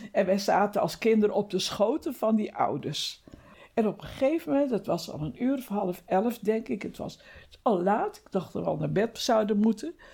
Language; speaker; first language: Dutch; native; Dutch